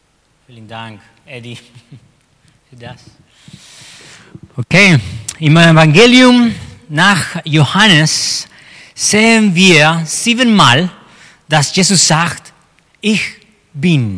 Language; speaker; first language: German; non-native, fluent; Spanish